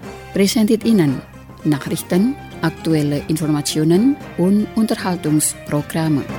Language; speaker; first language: German; non-native, fluent; Indonesian